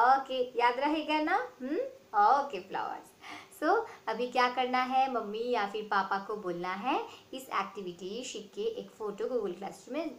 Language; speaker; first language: Hindi; non-native, local second language; Bangla